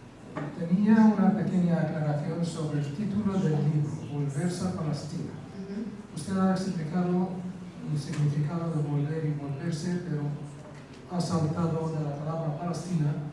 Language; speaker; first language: Spanish; non-native, fluent; Arabic